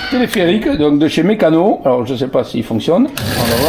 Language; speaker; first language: French; native; French